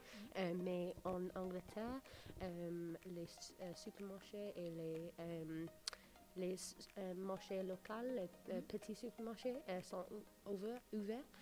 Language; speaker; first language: French; non-native, learner; English